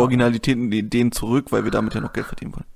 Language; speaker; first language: German; native; German